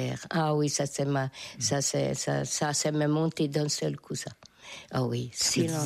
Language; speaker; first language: French; non-native, fluent; Hungarian